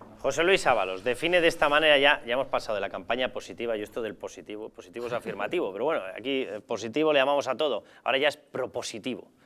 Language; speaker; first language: Spanish; native; Spanish